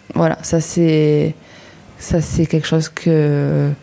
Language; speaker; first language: French; native; French